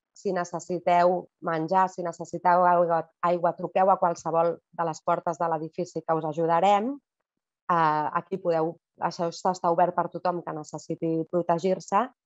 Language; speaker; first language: Catalan; native; Catalan